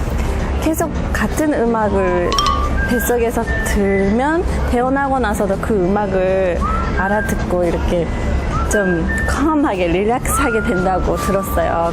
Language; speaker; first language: Korean; non-native, fluent; English